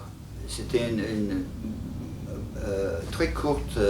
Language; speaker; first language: French; non-native, fluent; English